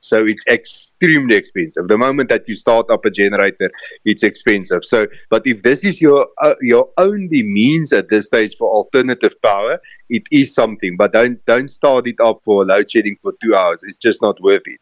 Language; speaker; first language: English; non-native, local second language; Afrikaans